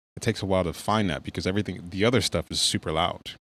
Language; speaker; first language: English; early bilingual, other home language; Yoruba